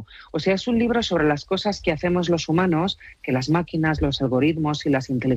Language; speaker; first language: Spanish; native; Spanish